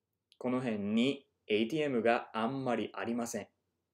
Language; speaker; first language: Japanese; non-native, fluent; English